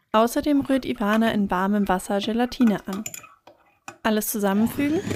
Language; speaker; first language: German; native; German